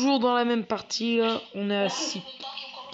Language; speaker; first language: French; native; French